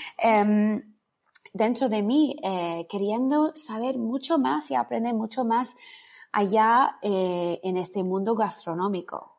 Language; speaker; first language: Spanish; non-native, fluent; English